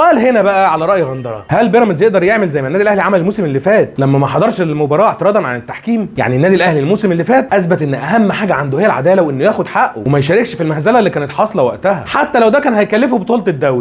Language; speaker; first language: Arabic; native; Arabic